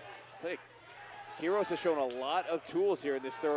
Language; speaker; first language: English; native; English